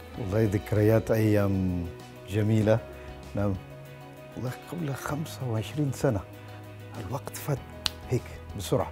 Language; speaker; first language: Arabic; non-native, fluent; Malay